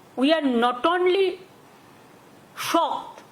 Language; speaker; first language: English; non-native, local second language; Bangla